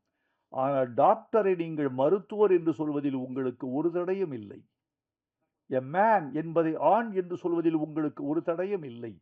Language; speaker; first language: Tamil; native; Tamil